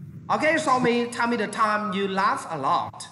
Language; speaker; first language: English; non-native, learner; Vietnamese